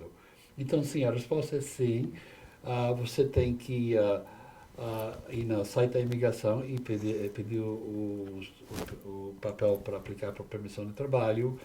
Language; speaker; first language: Portuguese; non-native, fluent; English